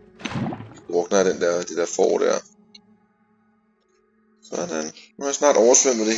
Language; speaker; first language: Danish; native; Danish